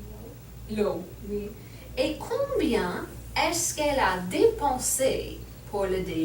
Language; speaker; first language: French; non-native, learner; English